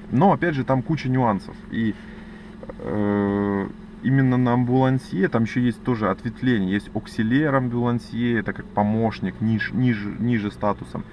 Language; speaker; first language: Russian; native; Russian